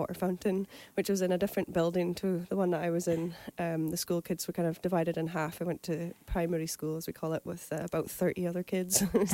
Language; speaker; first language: English; native; English